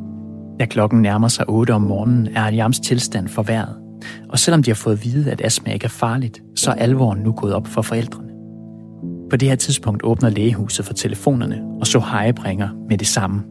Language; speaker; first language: Danish; native; Danish